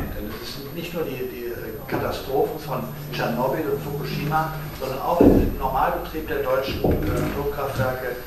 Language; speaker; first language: German; native; German